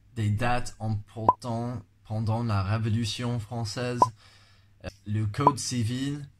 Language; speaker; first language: French; non-native, fluent; English